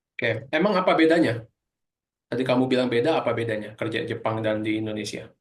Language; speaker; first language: Indonesian; native; Indonesian